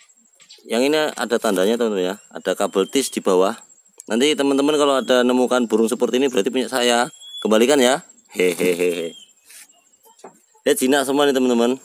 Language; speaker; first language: Malay; native; Malay